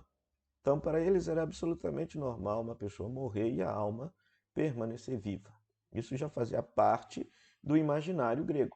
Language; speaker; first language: Portuguese; native; Portuguese